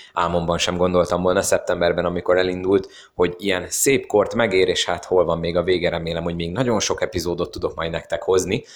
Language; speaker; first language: Hungarian; native; Hungarian